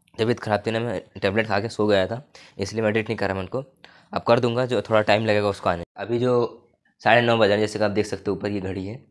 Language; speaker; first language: Hindi; native; Hindi